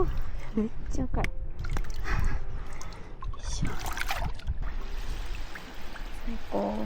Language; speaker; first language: Japanese; native; Japanese